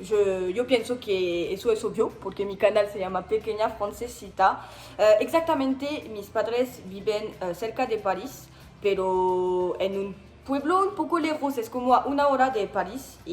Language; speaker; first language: Spanish; non-native, learner; French